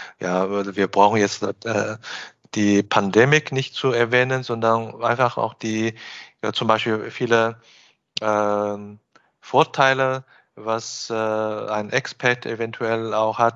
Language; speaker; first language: German; non-native, fluent; Chinese